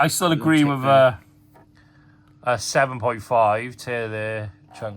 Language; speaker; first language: English; native; English